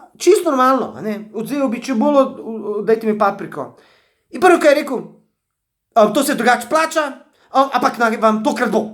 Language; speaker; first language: Slovenian; early bilingual, other home language; Bosnian